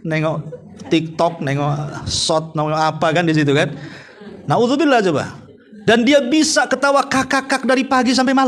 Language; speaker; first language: Indonesian; native; Indonesian